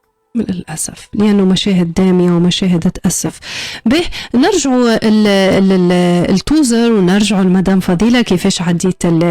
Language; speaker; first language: Arabic; native; Arabic